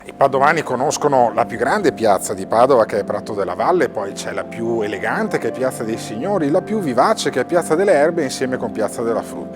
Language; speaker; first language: Italian; native; Italian